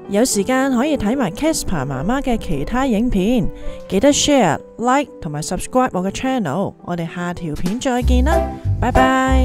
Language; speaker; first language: Chinese; non-native, local second language; Cantonese